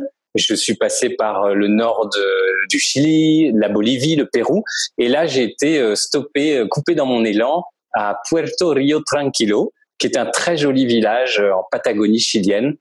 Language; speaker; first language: French; native; French